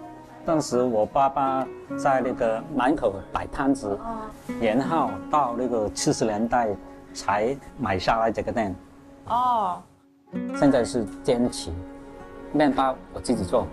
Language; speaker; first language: Chinese; non-native, local second language; Cantonese